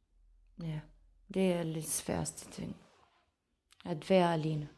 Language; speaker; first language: Danish; non-native, fluent; Arabic